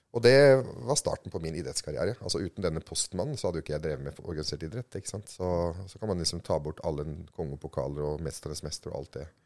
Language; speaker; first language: Norwegian; early bilingual, other home language; Arabic